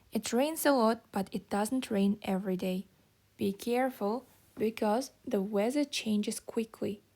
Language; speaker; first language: English; non-native, fluent; Kazakh